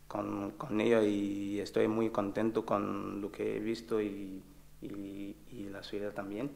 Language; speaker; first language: Spanish; non-native, learner; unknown